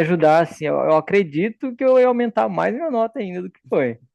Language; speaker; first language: Portuguese; native; Portuguese